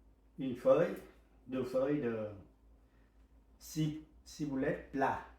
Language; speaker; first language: French; non-native, learner; Vietnamese